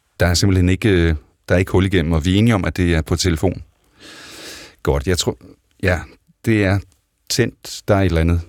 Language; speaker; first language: Danish; native; Danish